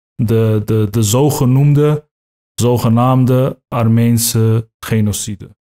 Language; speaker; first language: Dutch; early bilingual, other home language; Turkish